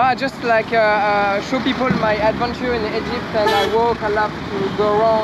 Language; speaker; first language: English; non-native, learner; French